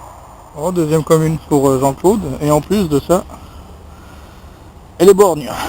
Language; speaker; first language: French; native; French